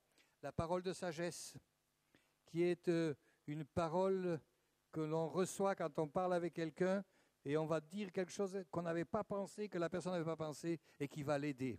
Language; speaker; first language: French; native; French